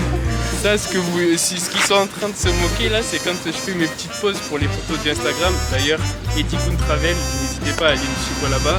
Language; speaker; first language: French; native; French